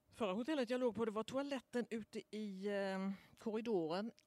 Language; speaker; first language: Swedish; native; Swedish